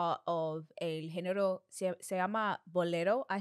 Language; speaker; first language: Spanish; non-native, learner; English